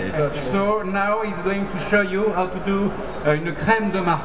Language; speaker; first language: English; non-native, fluent; French